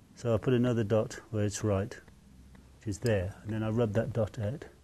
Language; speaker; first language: English; native; English